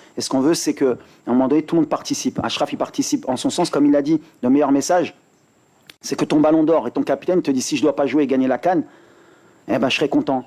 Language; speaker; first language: French; native; French